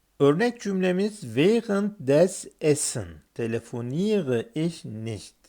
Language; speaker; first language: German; non-native, fluent; Turkish